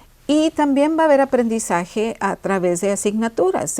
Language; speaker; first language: Spanish; early bilingual, heritage; Spanish